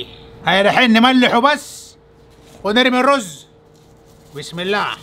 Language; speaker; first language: Arabic; native; Arabic